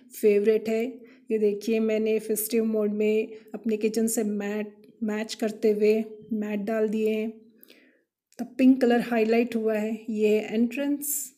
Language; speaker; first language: Hindi; non-native, local second language; Kannada